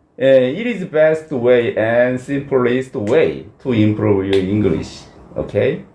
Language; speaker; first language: English; non-native, learner; Korean